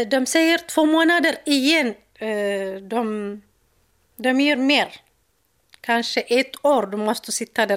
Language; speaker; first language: Swedish; non-native, learner; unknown